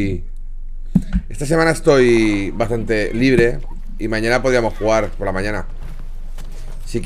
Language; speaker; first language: Spanish; native; Spanish